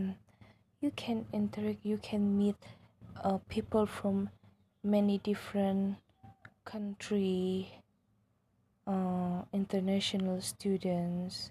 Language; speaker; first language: English; non-native, local second language; Malay